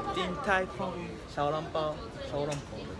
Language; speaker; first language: Chinese; non-native, learner; Japanese